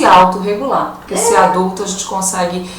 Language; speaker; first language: Portuguese; native; Portuguese